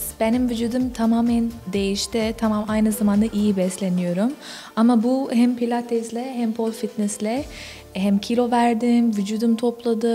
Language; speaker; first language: Turkish; non-native, fluent; English